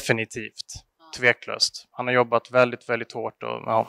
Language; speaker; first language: Swedish; native; Swedish